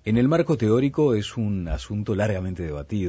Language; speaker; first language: Spanish; native; Spanish